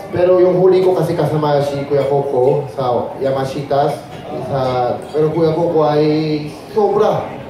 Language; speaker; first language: Filipino; non-native, fluent; Korean